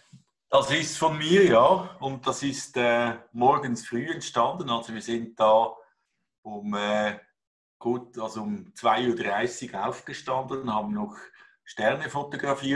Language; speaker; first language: German; native; German